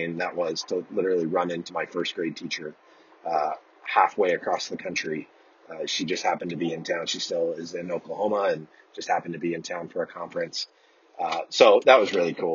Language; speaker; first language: English; native; English